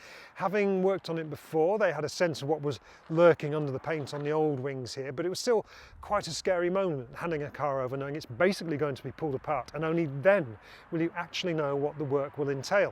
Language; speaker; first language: English; native; English